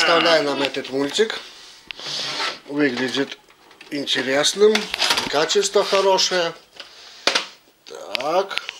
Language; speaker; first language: Russian; native; Russian